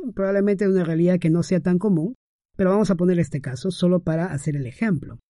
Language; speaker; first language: Spanish; native; Spanish